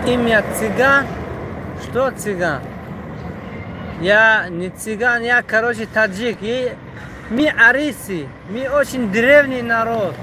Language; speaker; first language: Russian; non-native, local second language; Tajik